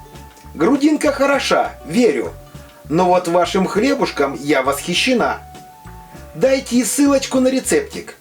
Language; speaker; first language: Russian; native; Russian